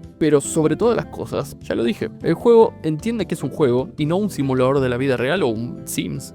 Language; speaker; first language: Spanish; native; Spanish